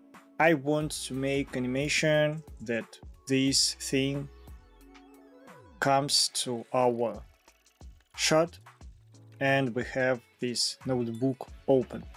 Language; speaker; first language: English; non-native, fluent; Russian